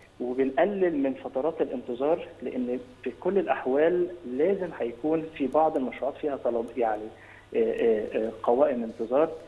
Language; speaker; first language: Arabic; native; Arabic